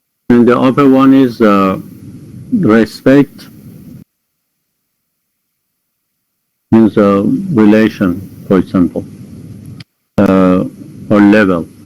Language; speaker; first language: English; non-native, fluent; Persian